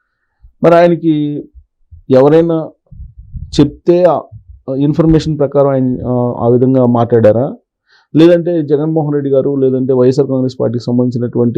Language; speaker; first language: Telugu; native; Telugu